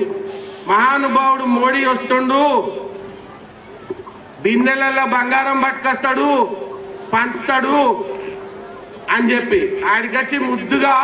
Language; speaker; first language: Telugu; native; Telugu